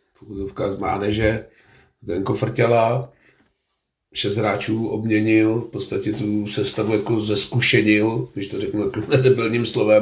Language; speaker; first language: Czech; native; Czech